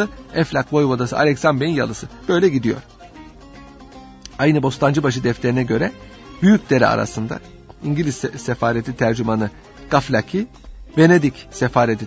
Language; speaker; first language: Turkish; native; Turkish